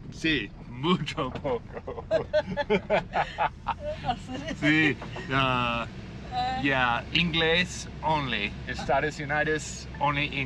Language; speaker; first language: Spanish; non-native, learner; English